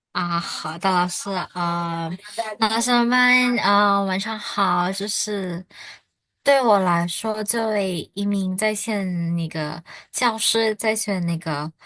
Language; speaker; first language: Chinese; non-native, fluent; Indonesian